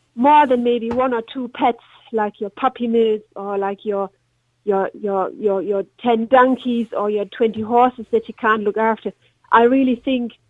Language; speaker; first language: English; non-native, fluent; German